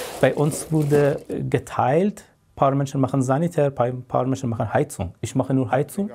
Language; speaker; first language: German; non-native, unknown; Persian